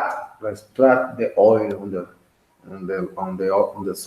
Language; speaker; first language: English; non-native, learner; Spanish